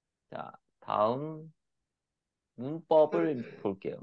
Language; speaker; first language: Korean; native; Korean